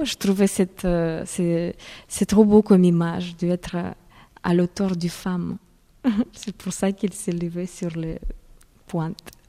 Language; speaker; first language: French; non-native, fluent; Ukrainian